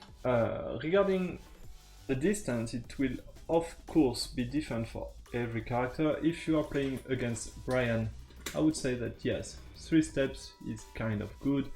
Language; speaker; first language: English; non-native, fluent; French